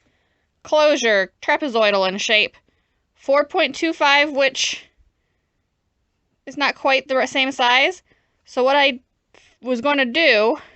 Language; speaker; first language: English; native; English